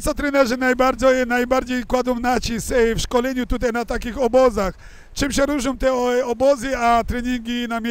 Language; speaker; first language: Polish; native; Polish